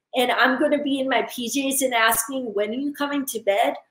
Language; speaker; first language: English; early bilingual, other home language; Urdu